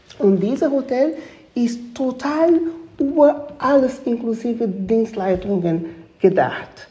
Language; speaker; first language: German; non-native, fluent; Portuguese